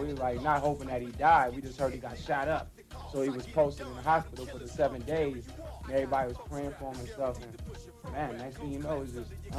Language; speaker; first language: English; native; English